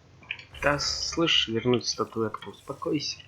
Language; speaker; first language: Russian; native; Russian